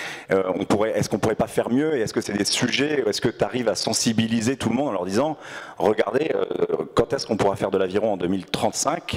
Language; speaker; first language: French; native; French